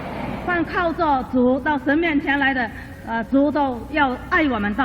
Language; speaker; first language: Chinese; native; Chinese